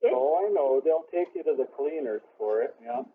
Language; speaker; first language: English; native; English